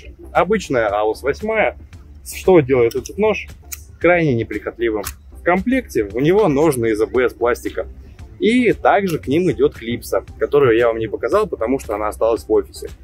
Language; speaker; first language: Russian; native; Russian